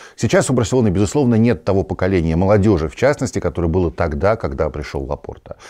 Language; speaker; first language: Russian; native; Russian